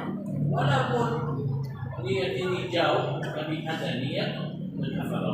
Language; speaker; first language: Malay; non-native, learner; Arabic